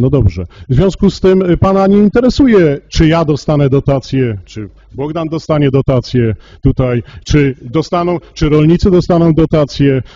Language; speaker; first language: Polish; native; Polish